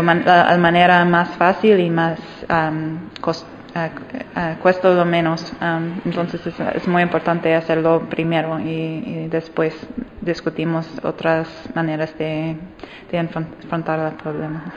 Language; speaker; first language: Spanish; non-native, fluent; English